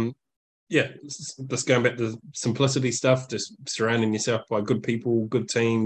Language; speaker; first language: English; native; English